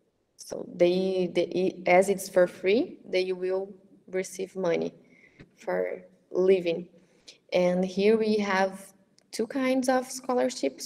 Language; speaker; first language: English; non-native, fluent; Portuguese